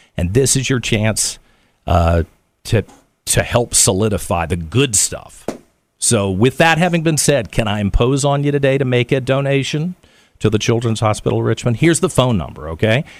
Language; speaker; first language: English; native; English